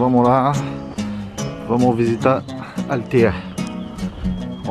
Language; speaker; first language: Portuguese; non-native, fluent; French